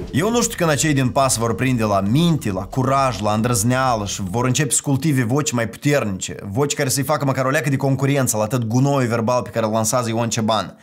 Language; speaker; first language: Romanian; native; Romanian